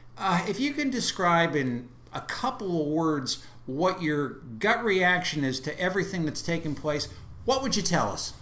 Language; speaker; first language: English; native; English